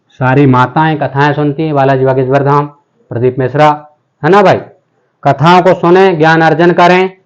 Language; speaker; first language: Hindi; native; Hindi